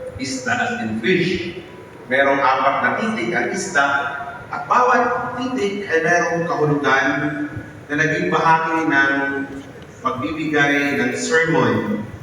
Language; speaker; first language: Filipino; non-native, local second language; Cebuano